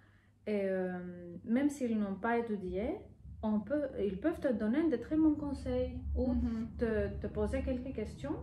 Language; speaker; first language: French; non-native, fluent; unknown